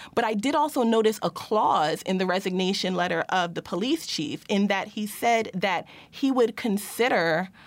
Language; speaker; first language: English; native; English